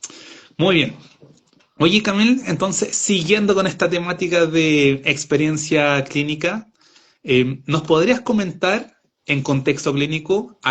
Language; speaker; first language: Spanish; native; Spanish